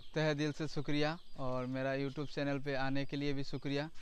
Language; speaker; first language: Hindi; non-native, local second language; Sylheti